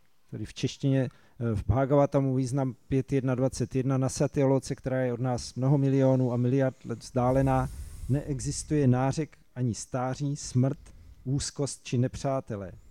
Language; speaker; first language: Czech; native; Czech